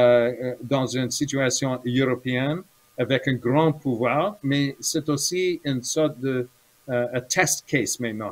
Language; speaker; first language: French; non-native, fluent; English